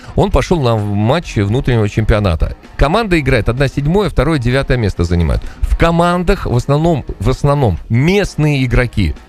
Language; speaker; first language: Russian; native; Russian